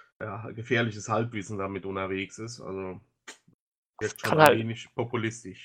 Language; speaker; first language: German; native; German